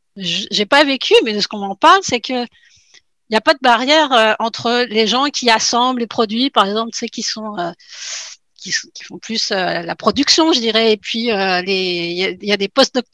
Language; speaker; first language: French; native; French